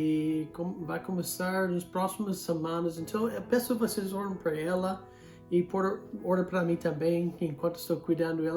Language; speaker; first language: Portuguese; non-native, fluent; English